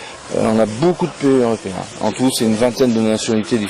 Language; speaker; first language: French; native; French